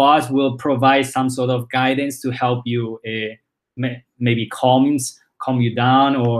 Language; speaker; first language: English; early bilingual, other home language; Spanish